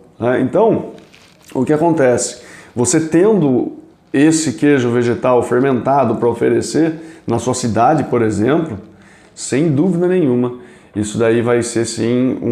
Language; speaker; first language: Portuguese; native; Portuguese